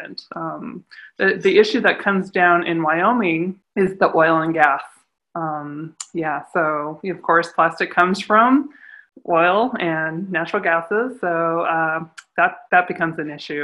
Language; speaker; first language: English; native; English